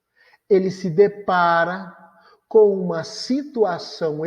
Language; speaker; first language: Portuguese; native; Portuguese